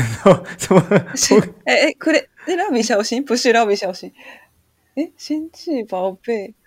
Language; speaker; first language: Chinese; non-native, learner; Japanese